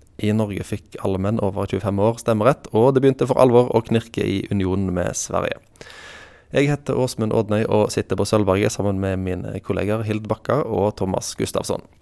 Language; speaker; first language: Norwegian; native; Norwegian